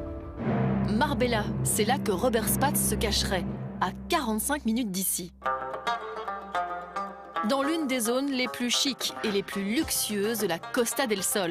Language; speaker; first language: French; native; French